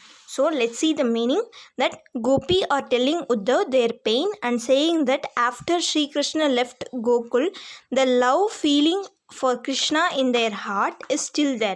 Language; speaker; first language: English; non-native, local second language; Hindi